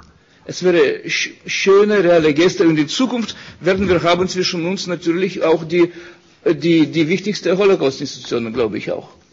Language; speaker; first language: German; non-native, fluent; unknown